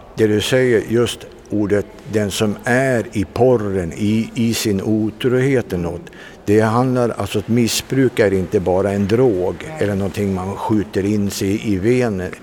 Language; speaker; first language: Swedish; native; Swedish